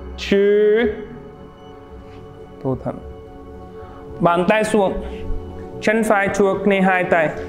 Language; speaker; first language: Vietnamese; non-native, learner; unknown